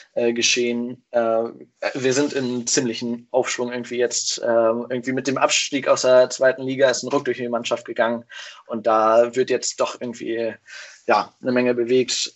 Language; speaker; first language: German; native; German